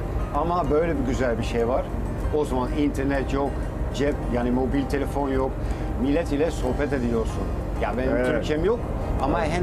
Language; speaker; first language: Turkish; non-native, fluent; Dutch